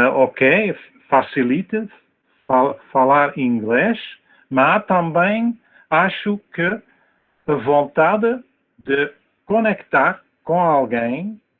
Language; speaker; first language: Portuguese; non-native, fluent; Dutch